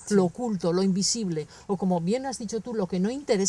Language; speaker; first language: Spanish; native; Spanish